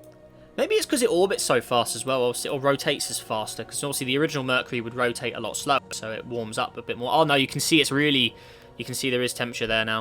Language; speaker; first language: English; native; English